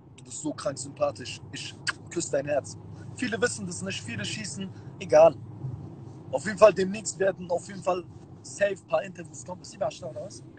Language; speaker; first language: German; early bilingual, other home language; Turkish